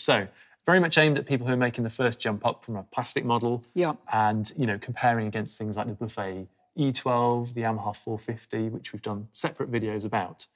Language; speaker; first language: English; native; English